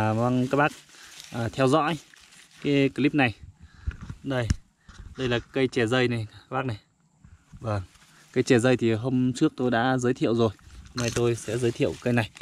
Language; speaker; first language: Vietnamese; non-native, local second language; Iu Mien